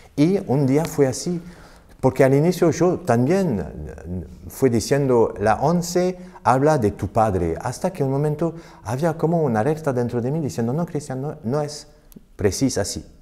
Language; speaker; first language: Spanish; non-native, fluent; French